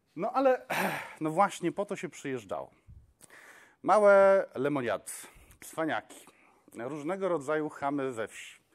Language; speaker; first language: Polish; non-native, local second language; Kashubian